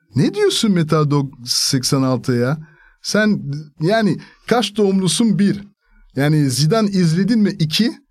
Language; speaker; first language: Turkish; non-native, fluent; French